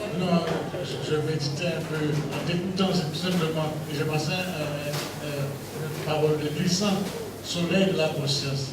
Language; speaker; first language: French; native; French